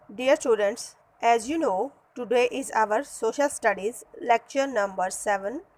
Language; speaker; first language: English; non-native, local second language; Urdu